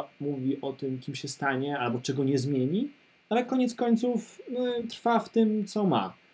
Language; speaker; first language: Polish; native; Polish